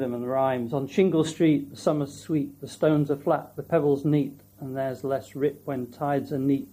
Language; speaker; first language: English; native; English